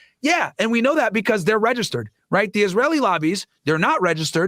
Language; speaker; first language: English; native; English